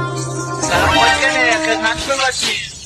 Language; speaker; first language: Persian; native; Persian